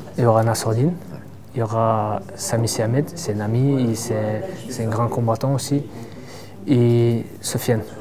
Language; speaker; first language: French; non-native, fluent; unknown